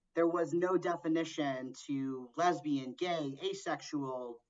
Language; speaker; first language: English; early bilingual, other home language; Portuguese